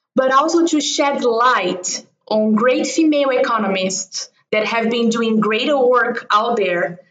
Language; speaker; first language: English; non-native, fluent; Portuguese